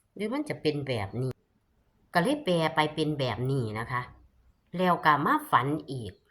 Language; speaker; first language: Thai; non-native, local second language; Northeastern Thai